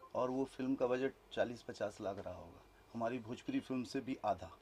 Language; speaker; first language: Hindi; native; Hindi